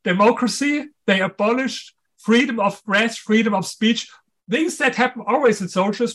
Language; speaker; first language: English; non-native, fluent; German